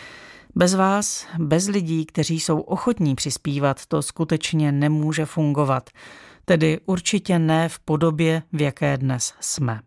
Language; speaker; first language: Czech; native; Czech